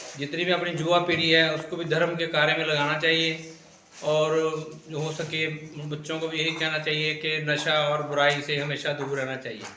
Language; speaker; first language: Hindi; non-native, local second language; Punjabi